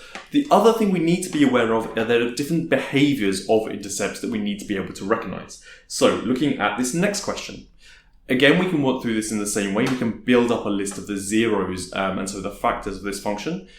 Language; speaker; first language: English; native; English